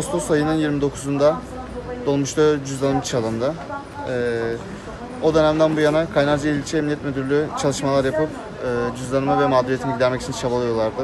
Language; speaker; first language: Turkish; native; Turkish